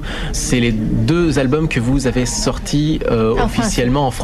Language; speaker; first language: French; native; French